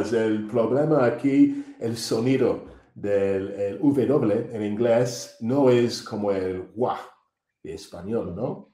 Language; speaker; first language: Spanish; non-native, fluent; English